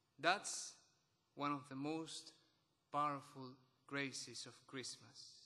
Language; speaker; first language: English; non-native, fluent; Spanish